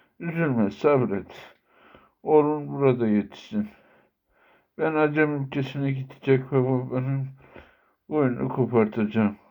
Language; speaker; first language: Turkish; native; Turkish